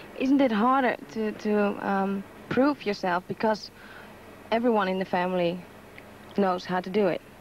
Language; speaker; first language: English; non-native, fluent; Dutch